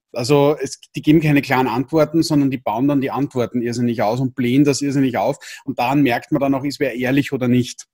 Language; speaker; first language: German; native; German